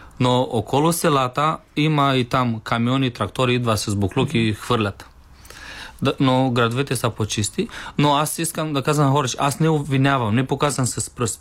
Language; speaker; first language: Bulgarian; non-native, learner; Romanian